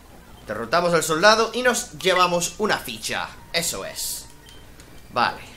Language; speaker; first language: Spanish; native; Spanish